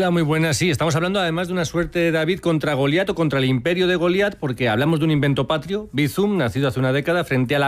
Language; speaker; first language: Spanish; native; Spanish